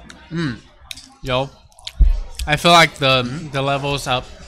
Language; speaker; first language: English; early bilingual, heritage; English